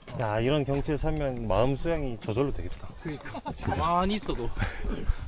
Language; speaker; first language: Korean; native; Korean